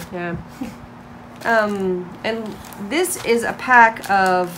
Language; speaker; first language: English; native; English